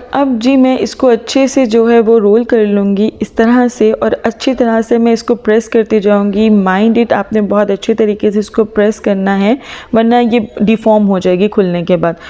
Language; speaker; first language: Urdu; native; Urdu